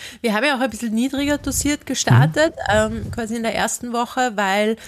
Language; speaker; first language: German; native; German